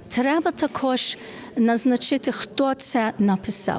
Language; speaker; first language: Ukrainian; early bilingual, heritage; Ukrainian